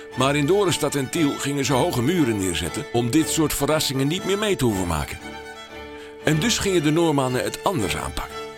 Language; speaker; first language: Dutch; native; Dutch